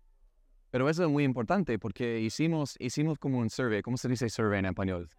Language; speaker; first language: Spanish; non-native, learner; English